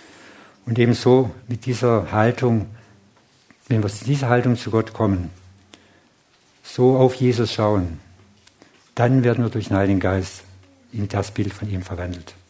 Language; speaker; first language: German; non-native, fluent; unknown